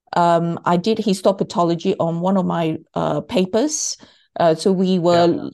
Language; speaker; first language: English; non-native, local second language; Cantonese